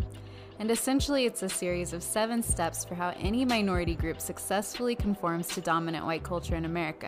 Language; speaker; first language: English; native; English